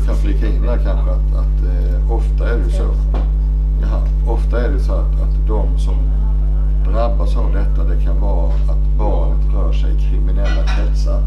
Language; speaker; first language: Swedish; native; Swedish